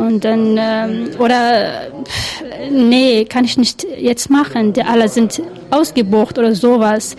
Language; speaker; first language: German; non-native, learner; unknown